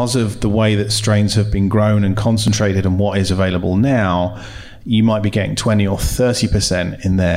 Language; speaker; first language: English; native; English